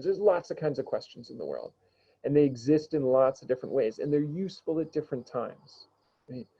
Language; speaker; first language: English; native; English